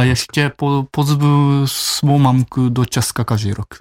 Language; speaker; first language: Czech; non-native, fluent; Japanese